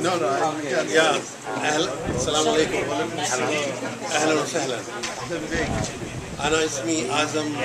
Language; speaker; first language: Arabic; non-native, learner; English